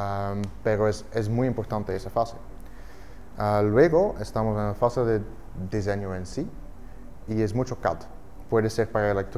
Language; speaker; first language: Spanish; non-native, fluent; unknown